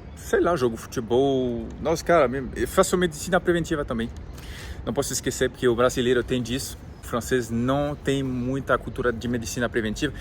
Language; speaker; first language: Portuguese; non-native, fluent; French